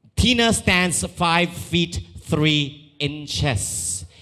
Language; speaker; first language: English; non-native, local second language; Filipino